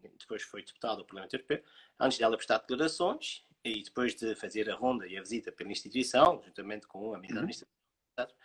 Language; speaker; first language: Portuguese; native; Portuguese